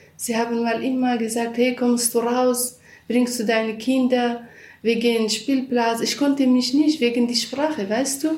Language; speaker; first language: German; non-native, learner; Kurdish